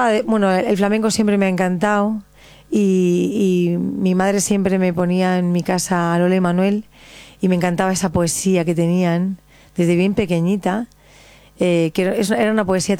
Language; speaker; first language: Spanish; native; Spanish